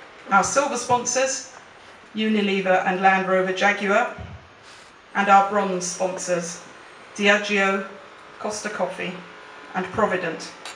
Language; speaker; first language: English; native; English